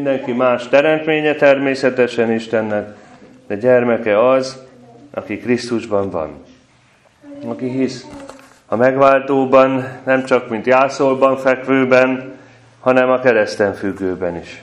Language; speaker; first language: Hungarian; native; Hungarian